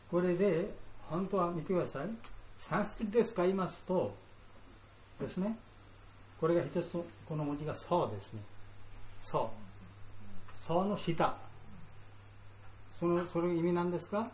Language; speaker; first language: Japanese; non-native, learner; Bangla